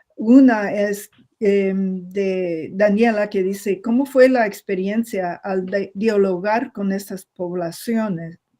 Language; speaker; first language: Spanish; non-native, fluent; English